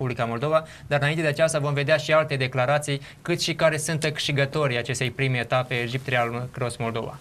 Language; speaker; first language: Romanian; native; Romanian